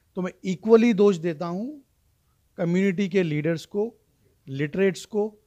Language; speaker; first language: Hindi; non-native, local second language; Urdu